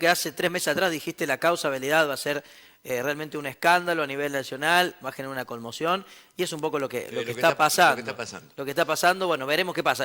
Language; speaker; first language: Spanish; native; Spanish